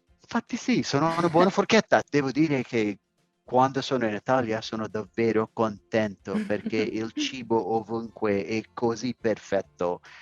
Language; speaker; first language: Italian; non-native, learner; English